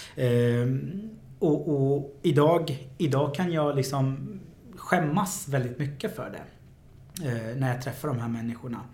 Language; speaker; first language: Swedish; early bilingual, other home language; Arabic